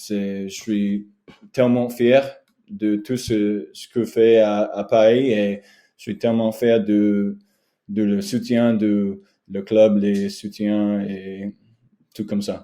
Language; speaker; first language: French; non-native, learner; English